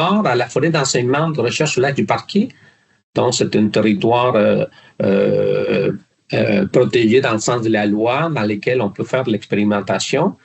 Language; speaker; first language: French; non-native, fluent; Spanish